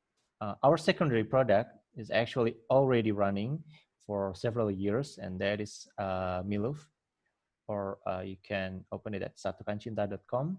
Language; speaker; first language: English; non-native, fluent; Indonesian